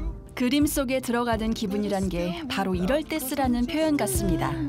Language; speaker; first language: Korean; native; Korean